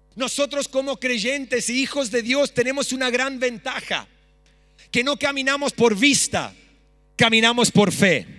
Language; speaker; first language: Spanish; early bilingual, other home language; English